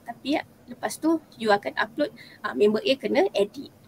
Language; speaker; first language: English; non-native, local second language; Malay